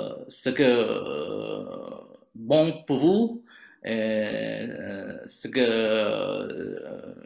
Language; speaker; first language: French; non-native, learner; Vietnamese